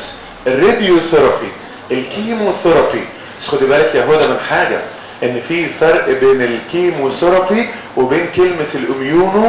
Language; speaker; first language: Arabic; native; Arabic